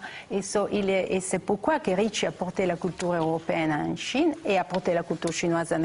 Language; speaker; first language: French; non-native, fluent; Italian